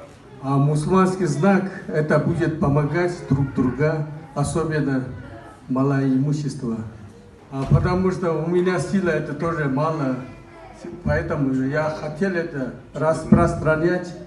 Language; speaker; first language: Russian; non-native, learner; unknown